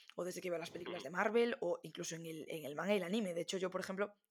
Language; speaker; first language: Spanish; native; Spanish